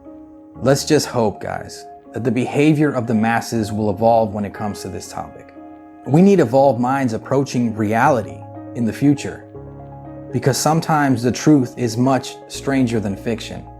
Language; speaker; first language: English; native; English